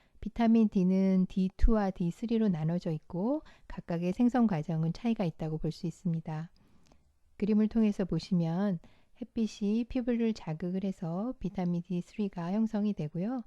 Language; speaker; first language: Korean; native; Korean